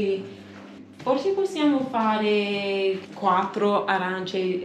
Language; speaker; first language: Italian; non-native, learner; English